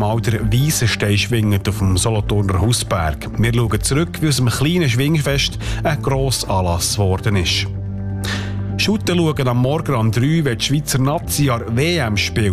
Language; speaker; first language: German; native; German